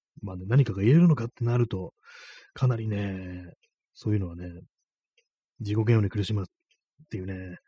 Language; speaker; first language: Japanese; native; Japanese